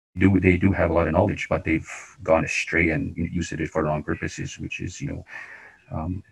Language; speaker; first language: English; non-native, fluent; Cree